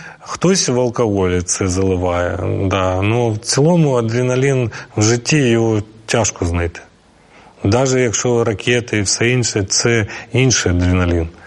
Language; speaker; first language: Ukrainian; non-native, local second language; Russian